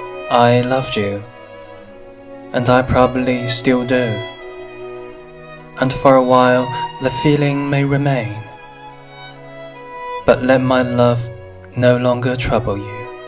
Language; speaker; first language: English; non-native, fluent; Chinese